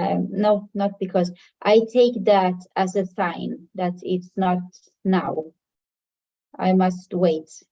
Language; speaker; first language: English; non-native, fluent; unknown